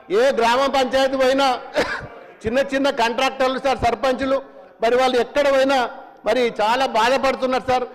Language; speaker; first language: Telugu; native; Telugu